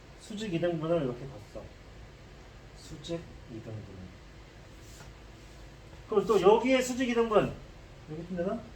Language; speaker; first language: Korean; native; Korean